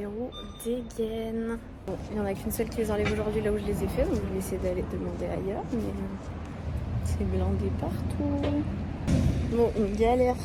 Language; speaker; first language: French; native; French